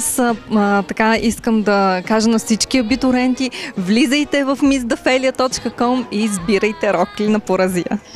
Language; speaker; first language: Bulgarian; native; Bulgarian